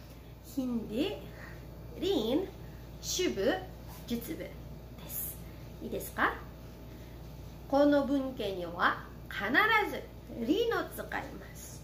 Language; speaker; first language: Japanese; non-native, fluent; Filipino